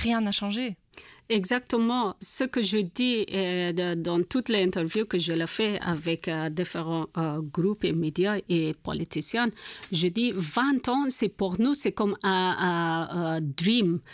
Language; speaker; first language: French; non-native, learner; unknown